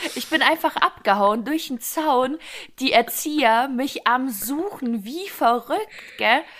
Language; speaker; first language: German; early bilingual, other home language; Ukrainian